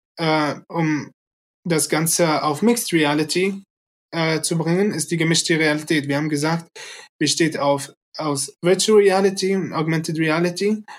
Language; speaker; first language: German; early bilingual, other home language; Arabic